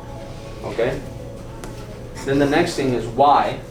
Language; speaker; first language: English; native; English